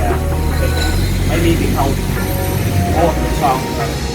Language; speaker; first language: English; non-native, fluent; Vietnamese